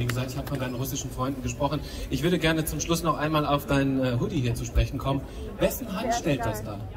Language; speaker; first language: German; native; German